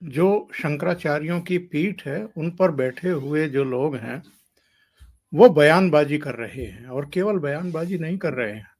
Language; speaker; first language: Hindi; native; Hindi